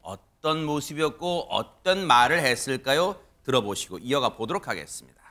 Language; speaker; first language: Korean; native; Korean